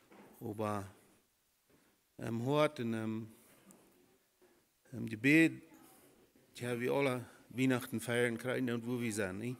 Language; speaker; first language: German; non-native, learner; Low German